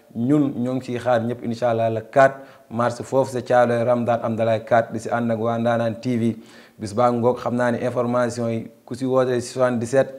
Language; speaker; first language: Wolof; native; Wolof